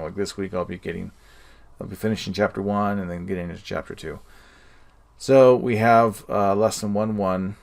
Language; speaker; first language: English; native; English